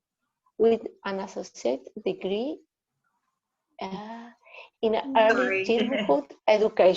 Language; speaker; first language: English; non-native, learner; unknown